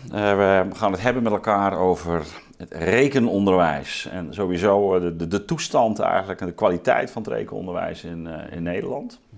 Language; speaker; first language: Dutch; native; Dutch